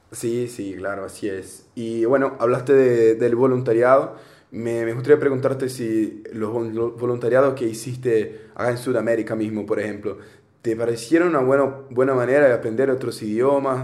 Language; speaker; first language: Spanish; native; Spanish